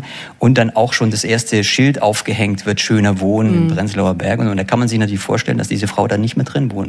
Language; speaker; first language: German; native; German